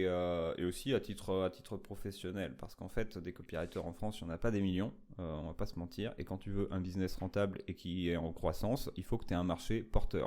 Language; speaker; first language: French; native; French